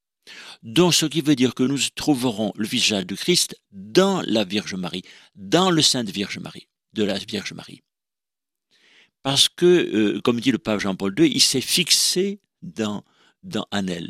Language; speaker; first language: French; native; French